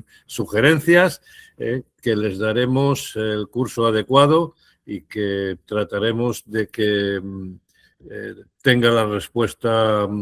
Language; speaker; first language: Spanish; native; Spanish